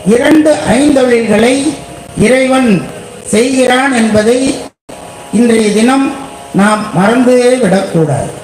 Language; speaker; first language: Tamil; native; Tamil